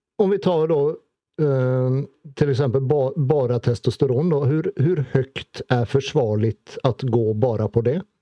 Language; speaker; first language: Swedish; native; Swedish